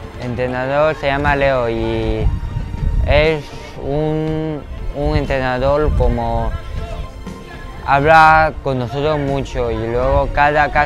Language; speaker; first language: Spanish; non-native, learner; Chinese